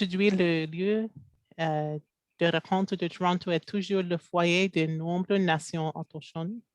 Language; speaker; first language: French; non-native, local second language; English